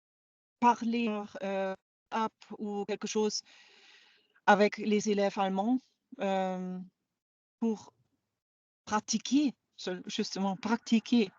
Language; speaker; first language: French; non-native, fluent; German